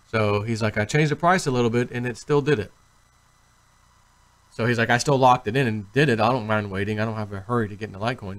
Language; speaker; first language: English; native; English